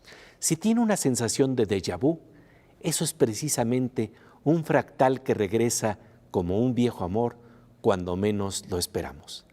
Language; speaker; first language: Spanish; native; Spanish